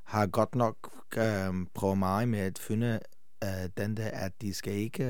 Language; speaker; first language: Danish; non-native, fluent; English